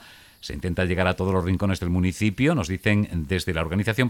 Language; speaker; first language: Spanish; native; Spanish